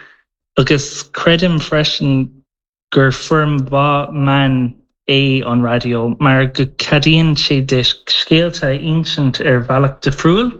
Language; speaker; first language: Irish; non-native, local second language; English